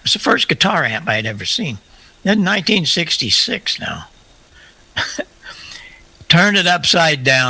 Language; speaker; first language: English; native; English